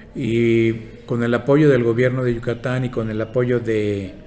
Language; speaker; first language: Spanish; non-native, local second language; Yucateco